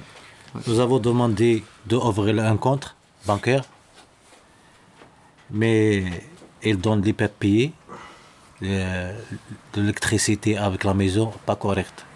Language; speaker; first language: French; non-native, learner; Arabic